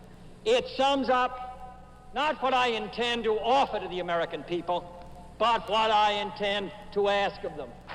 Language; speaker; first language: English; native; English